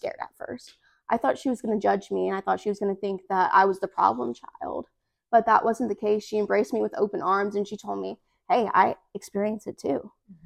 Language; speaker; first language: English; native; English